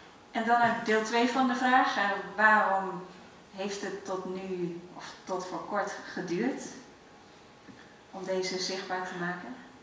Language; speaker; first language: Dutch; native; Dutch